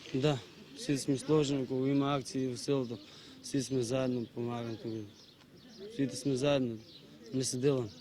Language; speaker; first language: Macedonian; native; Macedonian